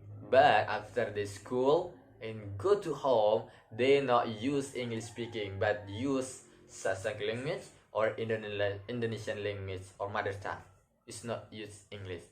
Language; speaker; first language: English; non-native, learner; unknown